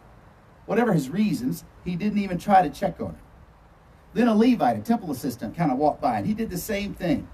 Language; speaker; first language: English; native; English